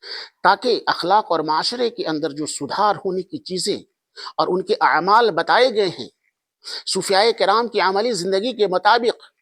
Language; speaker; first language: Urdu; native; Urdu